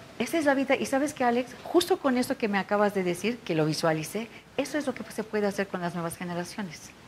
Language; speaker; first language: Spanish; non-native, fluent; Turkish